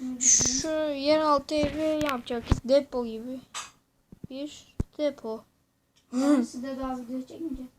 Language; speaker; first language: Turkish; native; Turkish